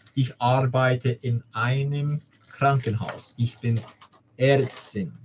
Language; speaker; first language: German; non-native, learner; Cantonese